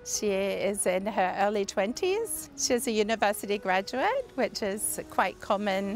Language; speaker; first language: English; native; English